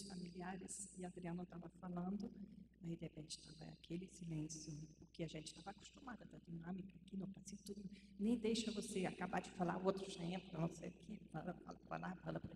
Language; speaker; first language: Portuguese; non-native, fluent; German